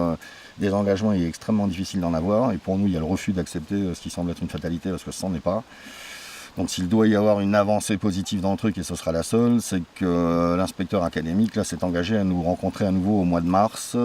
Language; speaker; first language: French; native; French